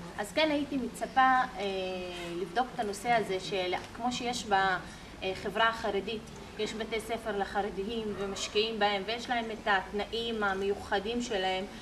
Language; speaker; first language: Hebrew; non-native, local second language; Arabic